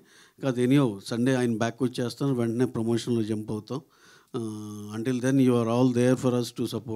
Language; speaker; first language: Telugu; native; Telugu